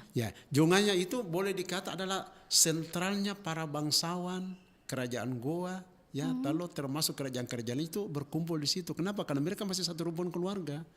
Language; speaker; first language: Indonesian; native; Indonesian